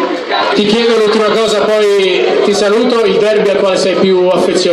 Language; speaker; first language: Italian; native; Italian